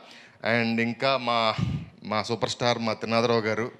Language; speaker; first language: Telugu; native; Telugu